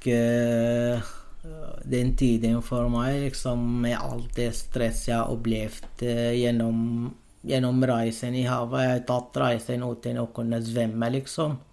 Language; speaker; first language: Norwegian; non-native, fluent; Arabic